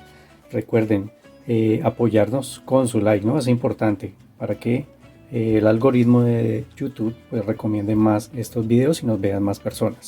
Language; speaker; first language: Spanish; native; Spanish